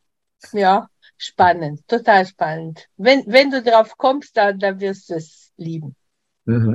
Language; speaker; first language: German; non-native, fluent; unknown